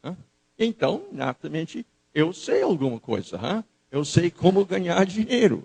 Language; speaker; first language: Portuguese; non-native, fluent; English